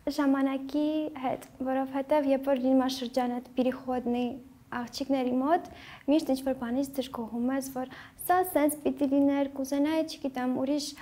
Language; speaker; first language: Armenian; early bilingual, heritage; Armenian